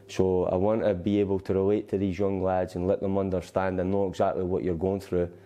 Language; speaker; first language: English; native; English